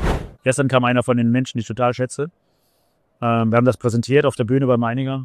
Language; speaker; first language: German; native; German